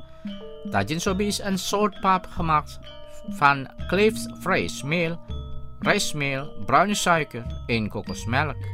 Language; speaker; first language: Dutch; non-native, fluent; Indonesian